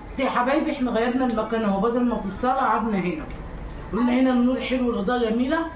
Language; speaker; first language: Arabic; native; Arabic